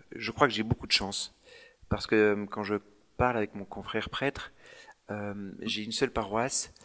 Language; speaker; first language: French; native; French